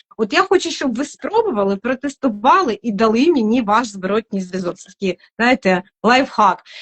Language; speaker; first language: Ukrainian; non-native, local second language; Russian